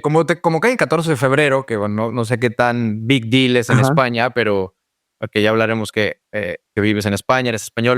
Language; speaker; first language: Spanish; native; Spanish